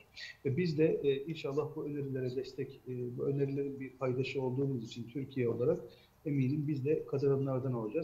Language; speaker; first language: Turkish; native; Turkish